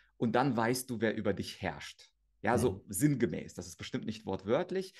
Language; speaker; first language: German; early bilingual, other home language; Russian